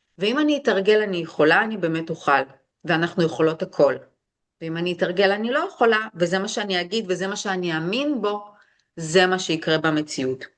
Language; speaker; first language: Hebrew; early bilingual, other home language; Russian